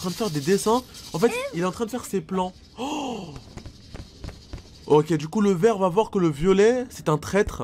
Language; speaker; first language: French; native; French